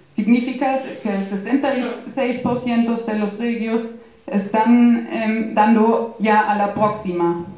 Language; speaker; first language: Spanish; non-native, fluent; German